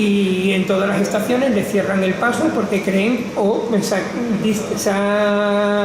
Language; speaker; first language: Spanish; native; Spanish